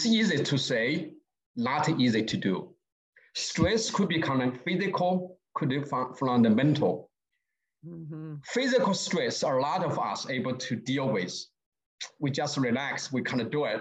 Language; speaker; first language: English; non-native, learner; Chinese